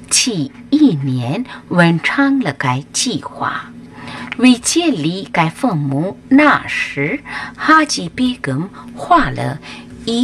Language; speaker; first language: Chinese; non-native, fluent; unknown